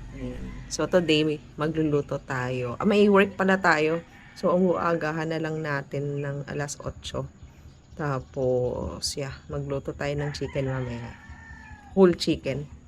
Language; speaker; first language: Filipino; native; Filipino